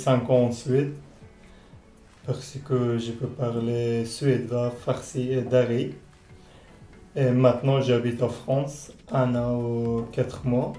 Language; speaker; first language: French; non-native, learner; Persian